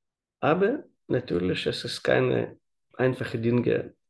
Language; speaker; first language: German; non-native, learner; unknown